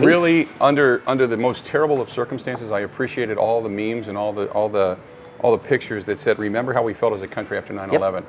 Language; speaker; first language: English; native; English